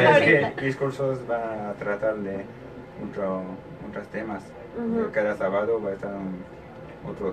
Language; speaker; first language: Spanish; non-native, learner; French